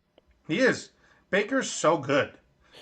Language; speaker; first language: English; native; English